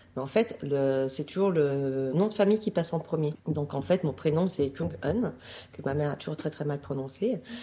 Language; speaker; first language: French; native; French